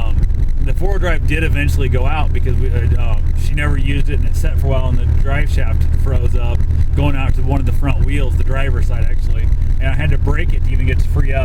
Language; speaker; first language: English; native; English